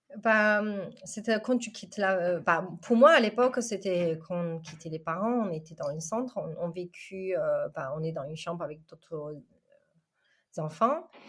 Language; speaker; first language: French; non-native, fluent; Chinese